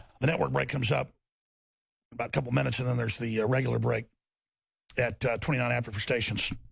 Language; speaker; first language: English; native; English